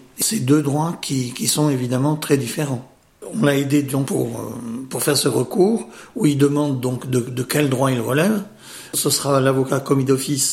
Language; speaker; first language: French; native; French